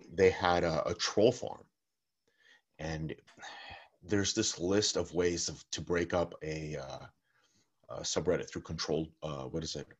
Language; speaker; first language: English; early bilingual, other home language; Russian